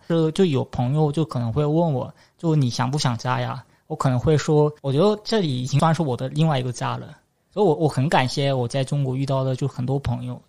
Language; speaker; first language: Chinese; non-native, fluent; Korean